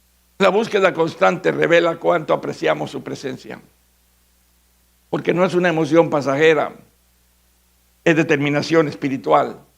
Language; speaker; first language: Spanish; native; Spanish